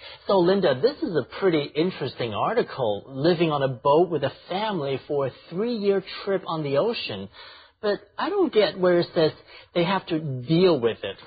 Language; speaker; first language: English; non-native, fluent; Chinese